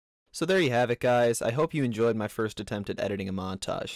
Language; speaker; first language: English; native; English